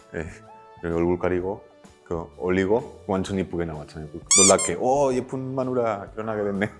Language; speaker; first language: Korean; non-native, fluent; Spanish